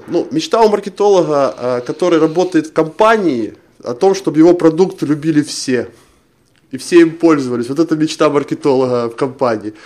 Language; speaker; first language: Russian; non-native, local second language; Ukrainian